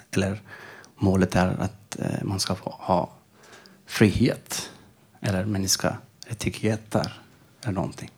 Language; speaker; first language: Swedish; non-native, fluent; Persian